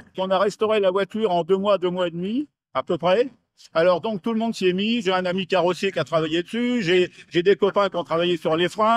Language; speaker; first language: French; native; French